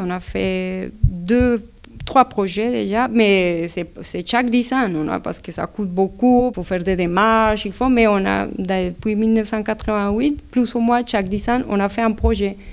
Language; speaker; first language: French; non-native, fluent; Spanish